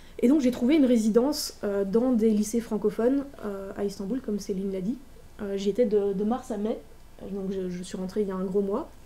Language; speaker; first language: French; native; French